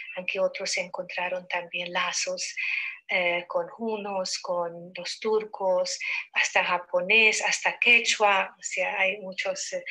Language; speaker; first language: Spanish; non-native, fluent; Hungarian